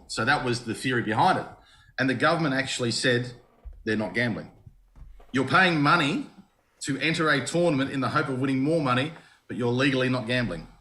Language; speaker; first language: English; native; English